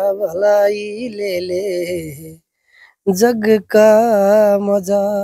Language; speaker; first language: Hindi; native; Hindi